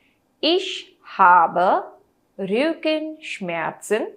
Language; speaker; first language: German; non-native, fluent; Hindi